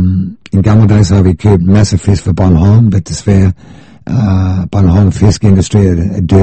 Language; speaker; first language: Danish; non-native, fluent; English